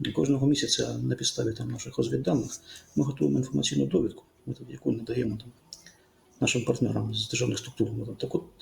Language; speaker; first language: Ukrainian; native; Ukrainian